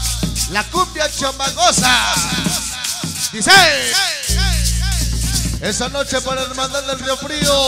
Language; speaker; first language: Spanish; native; Spanish